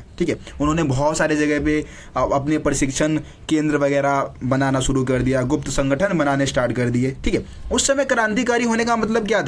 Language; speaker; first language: Hindi; native; Hindi